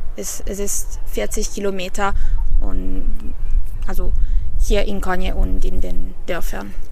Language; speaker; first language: German; non-native, learner; Italian